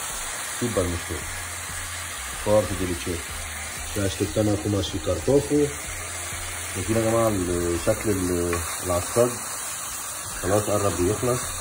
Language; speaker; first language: Romanian; non-native, learner; Arabic